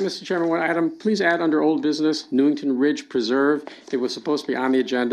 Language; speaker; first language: English; native; English